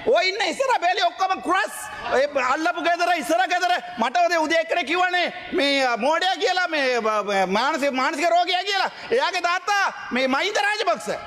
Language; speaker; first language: Sinhala; non-native, local second language; Tamil